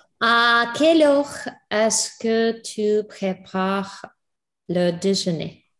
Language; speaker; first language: French; non-native, learner; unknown